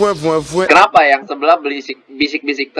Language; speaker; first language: Indonesian; non-native, fluent; Korean